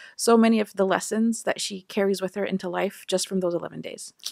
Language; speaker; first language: English; native; English